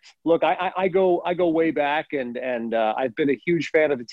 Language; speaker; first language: English; native; English